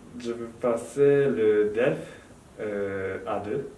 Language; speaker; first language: French; non-native, learner; Japanese